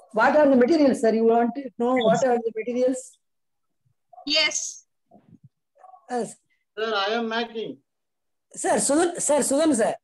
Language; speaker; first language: English; non-native, learner; Tamil